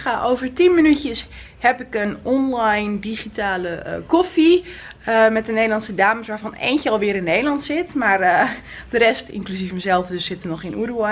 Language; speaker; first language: Dutch; native; Dutch